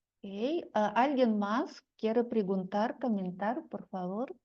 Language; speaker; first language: Spanish; non-native, fluent; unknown